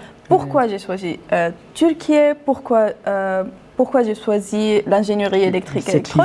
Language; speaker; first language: French; non-native, local second language; Arabic